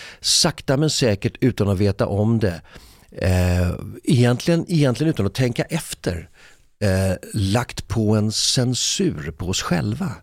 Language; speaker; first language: Swedish; native; Swedish